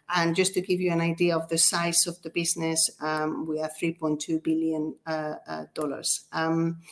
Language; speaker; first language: English; non-native, fluent; Spanish